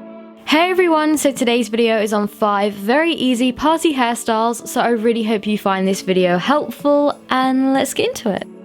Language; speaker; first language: English; native; English